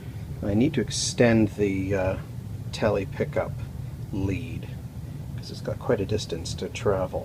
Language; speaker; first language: English; native; English